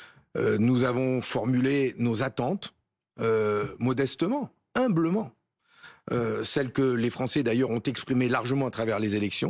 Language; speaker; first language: French; native; French